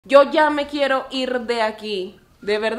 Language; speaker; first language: Spanish; native; Spanish